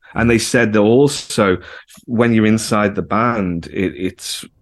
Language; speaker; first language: English; native; English